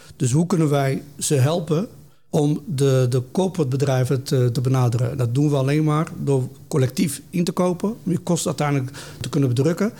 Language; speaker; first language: Dutch; native; Dutch